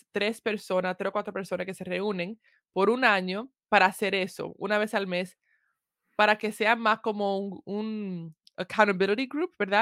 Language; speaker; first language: Spanish; early bilingual, heritage; Spanish